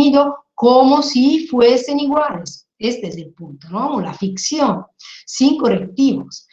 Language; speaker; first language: Spanish; non-native, fluent; Italian